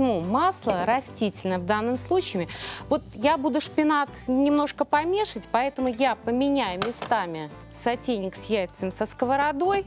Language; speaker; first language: Russian; native; Russian